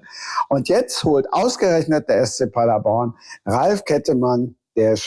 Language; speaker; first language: German; native; German